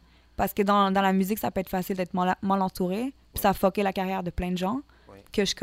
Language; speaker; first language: French; native; French